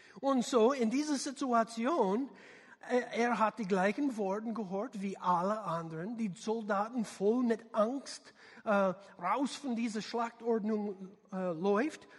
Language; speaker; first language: German; non-native, learner; English